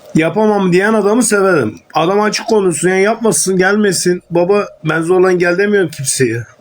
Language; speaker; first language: Turkish; native; Turkish